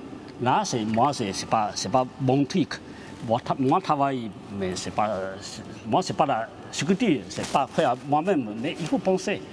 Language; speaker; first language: French; non-native, learner; Chinese